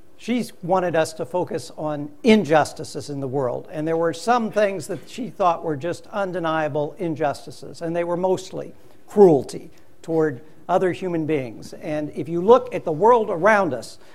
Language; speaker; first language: English; native; English